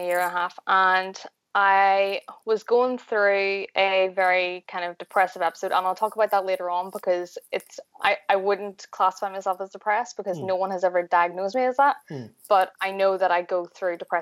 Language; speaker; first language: English; native; English